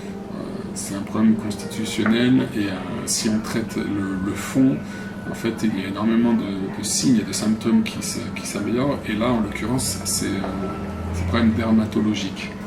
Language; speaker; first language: French; non-native, fluent; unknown